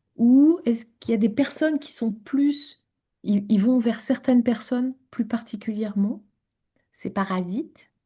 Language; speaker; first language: French; native; French